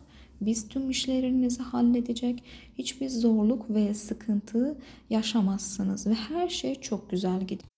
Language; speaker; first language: Turkish; non-native, fluent; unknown